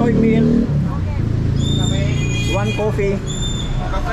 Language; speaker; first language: English; non-native, local second language; Filipino